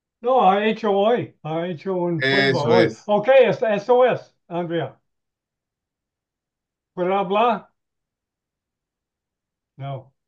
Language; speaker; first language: Spanish; non-native, learner; English